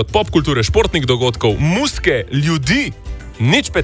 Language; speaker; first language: Slovenian; native; Slovenian